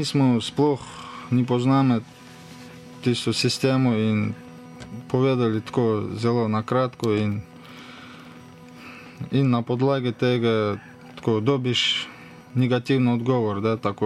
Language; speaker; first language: Slovenian; non-native, learner; Russian